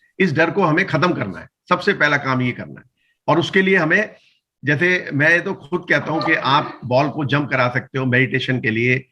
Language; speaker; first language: Hindi; native; Hindi